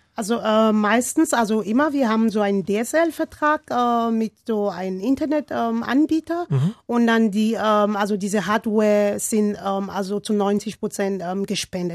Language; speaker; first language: German; non-native, learner; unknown